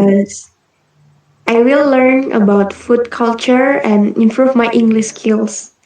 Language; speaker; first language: English; non-native, learner; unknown